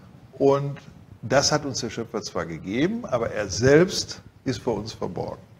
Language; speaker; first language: German; native; German